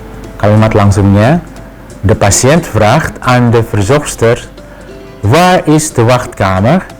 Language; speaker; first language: Dutch; non-native, fluent; Indonesian